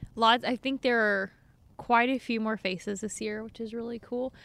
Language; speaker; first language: English; native; English